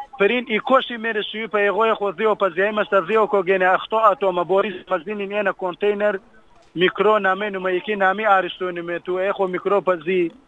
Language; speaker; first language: Greek; non-native, learner; Kurdish